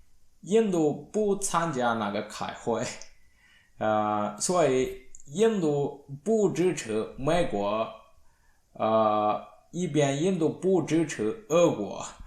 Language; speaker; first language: Chinese; non-native, learner; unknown